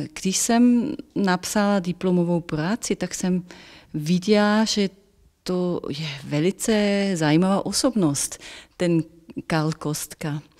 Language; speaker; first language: Czech; non-native, fluent; German